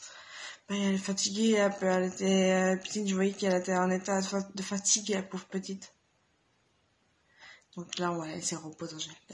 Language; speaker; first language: French; native; French